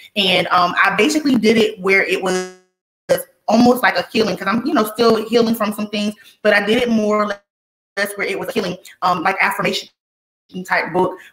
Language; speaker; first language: English; native; English